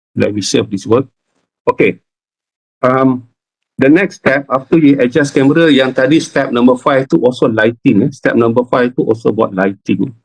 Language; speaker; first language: English; non-native, local second language; Malay